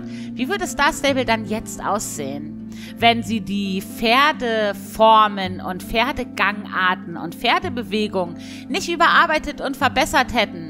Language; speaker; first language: German; native; German